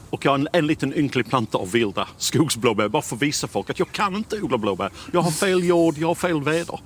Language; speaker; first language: Swedish; non-native, fluent; English